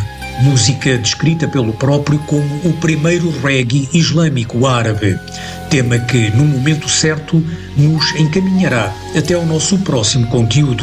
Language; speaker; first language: Portuguese; native; Portuguese